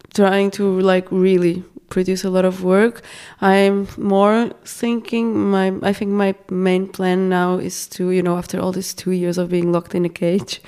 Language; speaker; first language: English; non-native, fluent; Portuguese